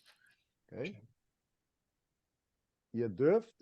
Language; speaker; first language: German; non-native, fluent; English